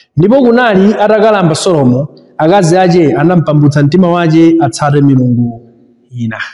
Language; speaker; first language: Nyanja; native; Nyanja